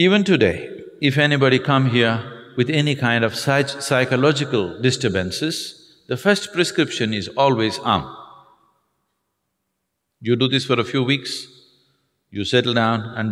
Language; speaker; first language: English; non-native, local second language; Tamil